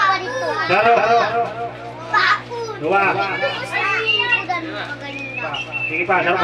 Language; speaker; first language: Filipino; non-native, local second language; Bikol